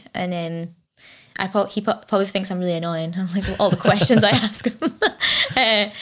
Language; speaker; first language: English; native; English